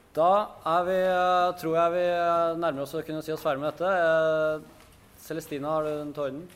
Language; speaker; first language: Norwegian; native; Norwegian